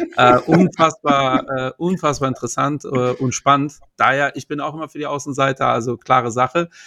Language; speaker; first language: German; early bilingual, other home language; Portuguese